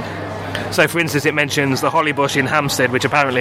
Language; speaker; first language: English; native; English